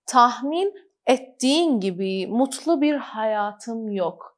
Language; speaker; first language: Turkish; non-native, fluent; Persian